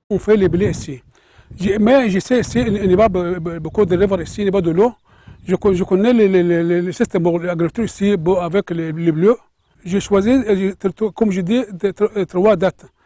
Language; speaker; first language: French; non-native, learner; Arabic